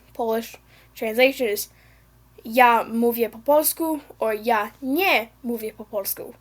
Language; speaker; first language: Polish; non-native, learner; English